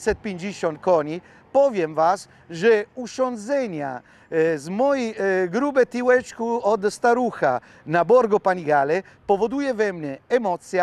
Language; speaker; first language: Polish; non-native, fluent; Italian